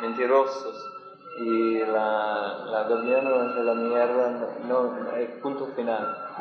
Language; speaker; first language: Spanish; non-native, learner; English